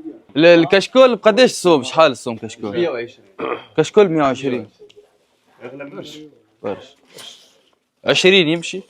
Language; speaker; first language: Arabic; native; Arabic